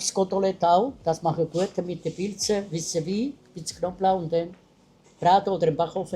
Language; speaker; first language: German; non-native, learner; Italian